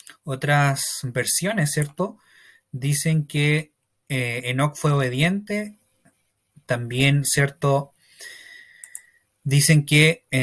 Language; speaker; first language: Spanish; native; Spanish